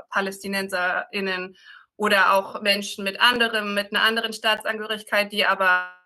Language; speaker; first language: German; native; German